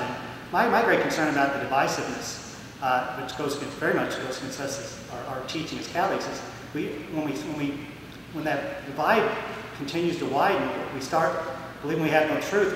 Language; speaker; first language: English; native; English